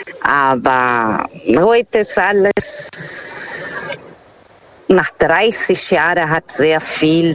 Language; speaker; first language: German; non-native, learner; Portuguese